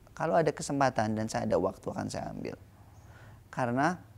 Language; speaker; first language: Indonesian; native; Indonesian